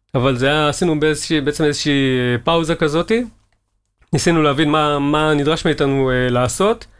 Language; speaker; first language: Hebrew; native; Hebrew